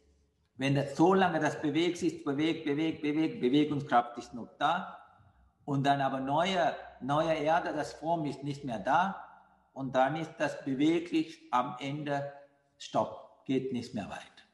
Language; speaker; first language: German; non-native, fluent; Sinhala